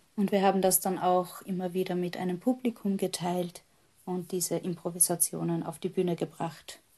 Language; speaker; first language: German; native; German